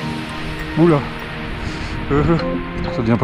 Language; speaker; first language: French; native; French